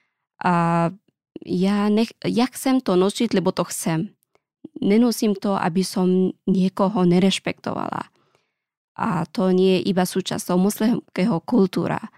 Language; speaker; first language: Slovak; non-native, learner; Pashto